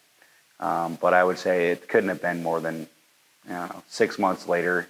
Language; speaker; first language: English; native; English